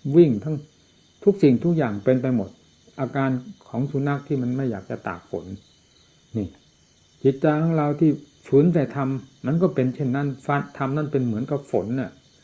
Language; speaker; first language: Thai; non-native, local second language; Northeastern Thai